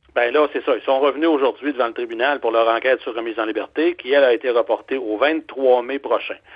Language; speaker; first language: French; native; French